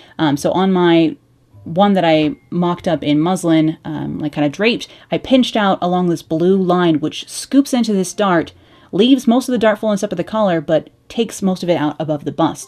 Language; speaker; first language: English; native; English